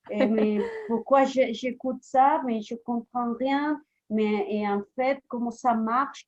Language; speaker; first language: French; non-native, fluent; Spanish